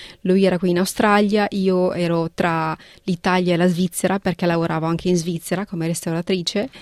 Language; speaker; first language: Italian; early bilingual, other home language; Punjabi